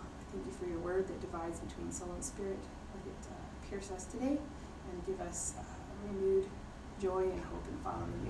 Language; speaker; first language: English; native; English